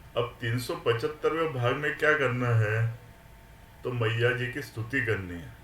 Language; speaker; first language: Hindi; non-native, local second language; Marathi